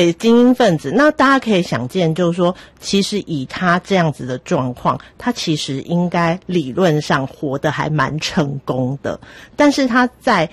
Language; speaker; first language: Chinese; native; Chinese